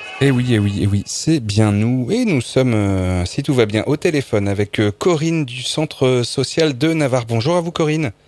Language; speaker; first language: French; native; French